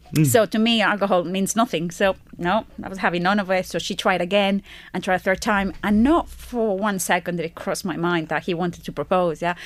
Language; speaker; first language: English; non-native, fluent; Spanish